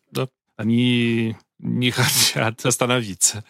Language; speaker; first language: Russian; non-native, learner; Portuguese